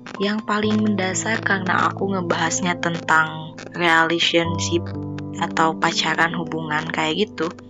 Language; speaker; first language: Indonesian; non-native, local second language; Sundanese